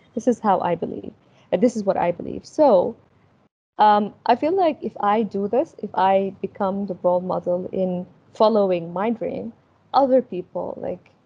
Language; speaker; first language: English; early bilingual, other home language; Arabic